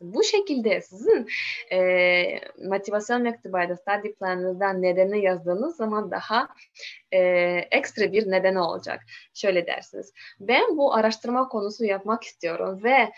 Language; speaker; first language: Turkish; non-native, learner; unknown